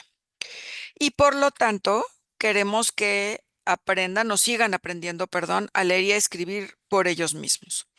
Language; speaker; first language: Spanish; native; Spanish